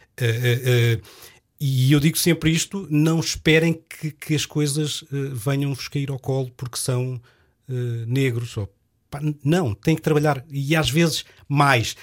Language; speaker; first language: Portuguese; native; Portuguese